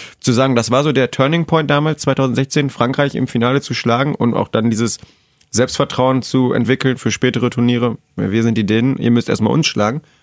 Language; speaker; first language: German; native; German